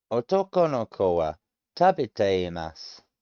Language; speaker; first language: Japanese; non-native, learner; English